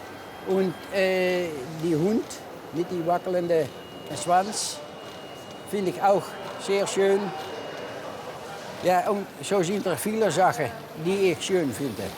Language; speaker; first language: German; non-native, learner; Dutch